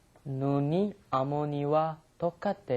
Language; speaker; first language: Korean; non-native, learner; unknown